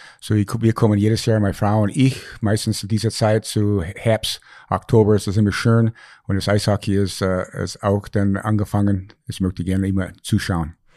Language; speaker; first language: German; non-native, fluent; English